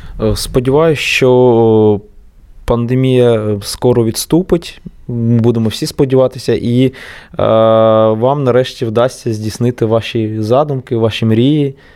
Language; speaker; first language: Ukrainian; native; Ukrainian